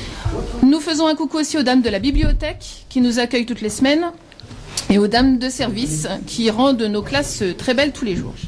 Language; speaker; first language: French; native; French